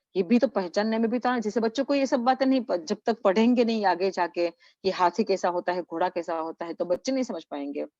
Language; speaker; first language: Hindi; non-native, local second language; Gujarati